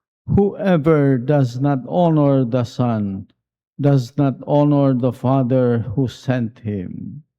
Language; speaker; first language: English; non-native, local second language; Filipino